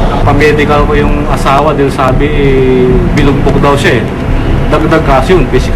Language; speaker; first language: Filipino; native; Filipino